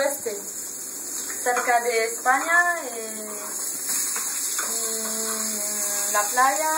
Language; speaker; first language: Spanish; non-native, learner; French